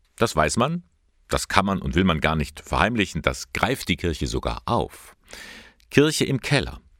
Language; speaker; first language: German; native; German